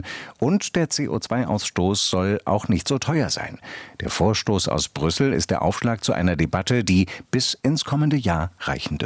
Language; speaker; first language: German; native; German